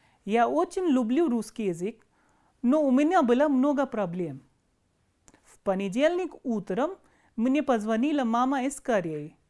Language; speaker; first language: Russian; non-native, fluent; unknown